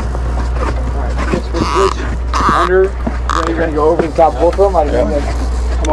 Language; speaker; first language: English; native; English